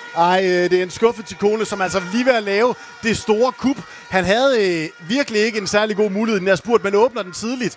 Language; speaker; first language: Danish; native; Danish